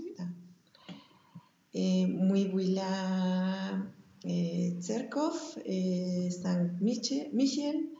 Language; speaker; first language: Russian; non-native, learner; German